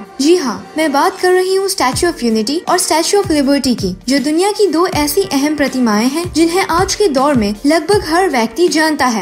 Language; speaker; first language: Hindi; native; Hindi